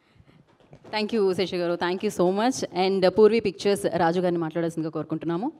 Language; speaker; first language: Telugu; native; Telugu